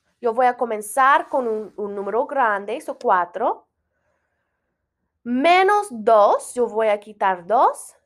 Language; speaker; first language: Spanish; non-native, fluent; English